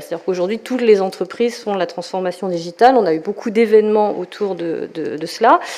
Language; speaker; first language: French; native; French